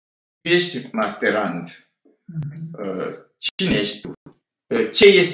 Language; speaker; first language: Romanian; non-native, fluent; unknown